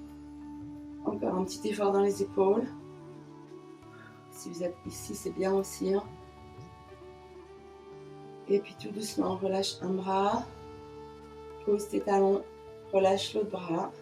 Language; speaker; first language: French; native; French